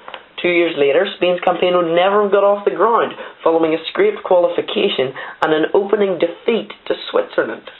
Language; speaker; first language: English; native; English